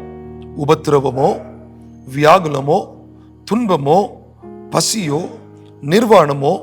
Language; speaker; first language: Tamil; native; Tamil